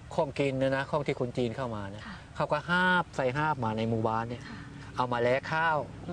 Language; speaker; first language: Thai; non-native, local second language; Lao